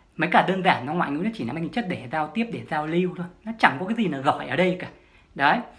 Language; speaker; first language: Vietnamese; native; Vietnamese